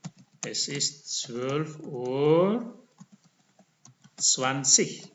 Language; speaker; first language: German; non-native, fluent; Indonesian